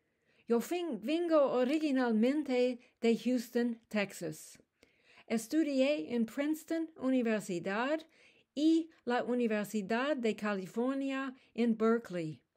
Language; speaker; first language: Spanish; non-native, learner; English